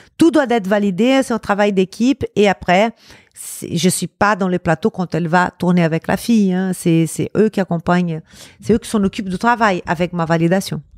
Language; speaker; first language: French; non-native, fluent; Portuguese